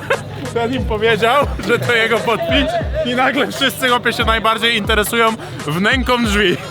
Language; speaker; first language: Polish; native; Polish